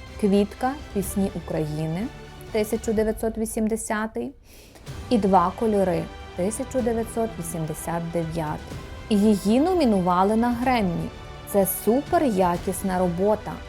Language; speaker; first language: Ukrainian; native; Ukrainian